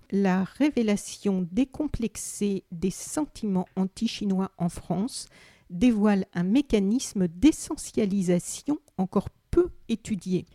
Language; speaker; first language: French; native; French